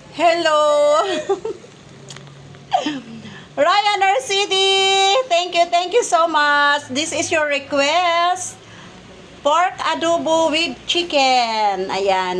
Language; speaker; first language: English; non-native, learner; Filipino